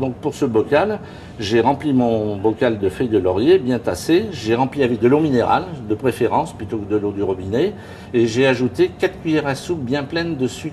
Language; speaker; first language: French; native; French